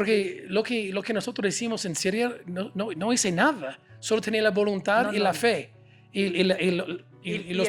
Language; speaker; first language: Spanish; non-native, fluent; English